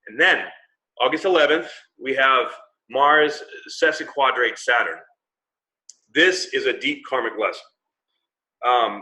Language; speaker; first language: English; native; English